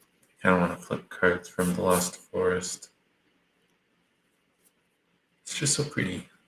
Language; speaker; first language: English; native; English